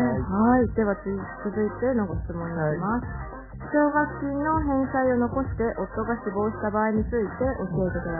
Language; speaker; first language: Japanese; native; Japanese